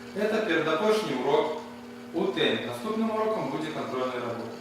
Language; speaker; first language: Russian; non-native, local second language; Ukrainian